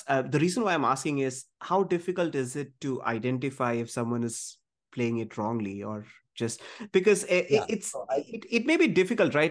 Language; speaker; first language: English; non-native, local second language; Malayalam